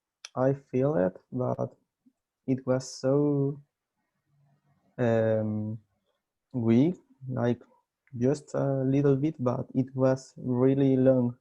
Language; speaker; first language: English; non-native, learner; Spanish